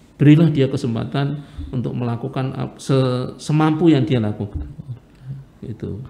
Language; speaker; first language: Indonesian; native; Indonesian